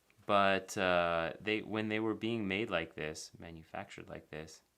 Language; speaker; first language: English; native; English